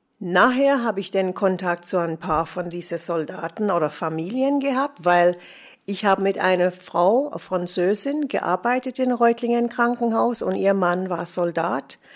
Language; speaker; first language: German; non-native, fluent; English